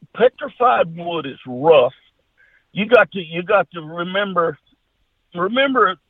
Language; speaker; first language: English; native; English